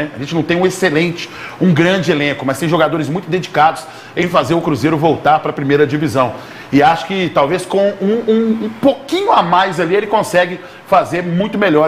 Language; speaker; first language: Portuguese; native; Portuguese